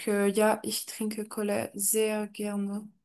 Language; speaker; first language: German; non-native, learner; French